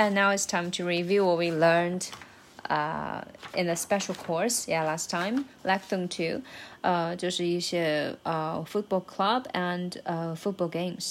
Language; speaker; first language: English; non-native, learner; Chinese